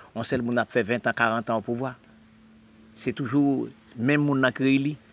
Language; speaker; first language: French; non-native, local second language; Haitian Creole